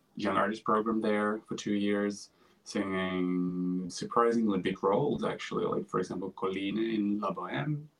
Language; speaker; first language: English; non-native, fluent; Finnish